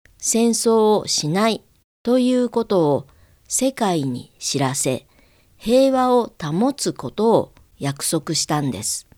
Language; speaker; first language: Japanese; native; Japanese